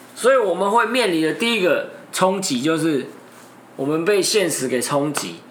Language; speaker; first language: Chinese; non-native, local second language; Min Nan Chinese